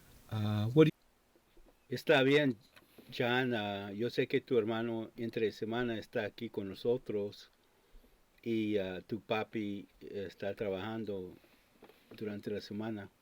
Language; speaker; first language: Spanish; non-native, fluent; English